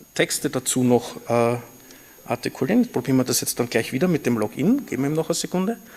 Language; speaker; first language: German; native; German